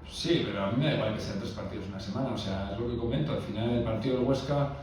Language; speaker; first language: Spanish; non-native, local second language; Basque